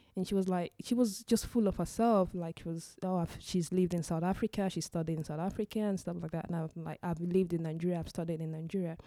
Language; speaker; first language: English; non-native, local second language; Igbo